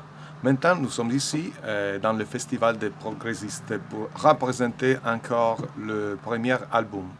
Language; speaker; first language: French; non-native, learner; Italian